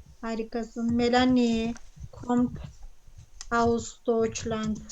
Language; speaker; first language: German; non-native, fluent; Turkish